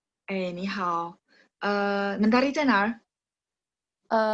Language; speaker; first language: Chinese; non-native, fluent; Indonesian